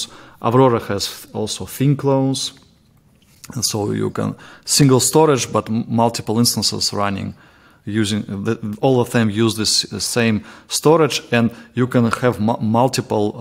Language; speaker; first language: English; non-native, fluent; Russian